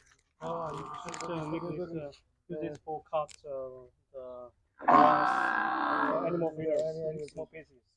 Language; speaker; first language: English; non-native, fluent; Chinese